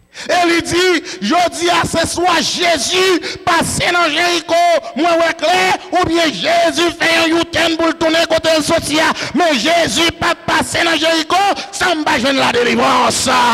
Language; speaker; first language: French; native; French